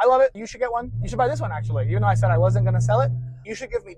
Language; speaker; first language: English; native; English